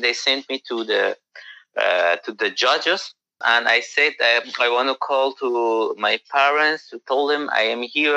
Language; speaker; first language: English; non-native, learner; Persian